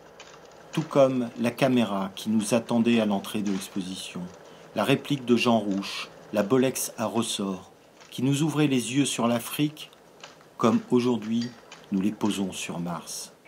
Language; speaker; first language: French; native; French